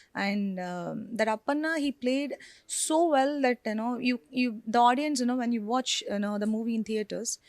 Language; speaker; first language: English; non-native, local second language; Telugu